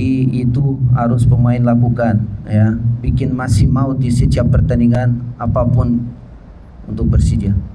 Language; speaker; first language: Indonesian; non-native, fluent; Portuguese